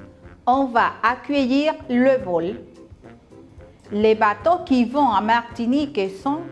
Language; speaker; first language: French; non-native, fluent; Spanish